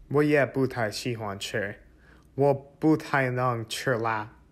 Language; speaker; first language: Chinese; non-native, learner; English